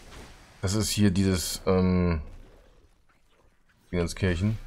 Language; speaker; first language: German; native; German